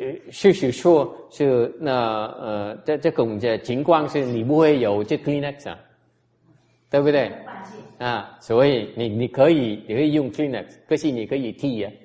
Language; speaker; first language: Chinese; non-native, fluent; Vietnamese